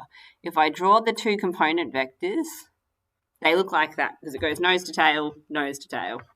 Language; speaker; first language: English; native; English